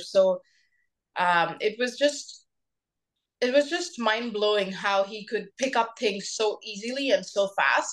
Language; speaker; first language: English; non-native, local second language; Bangla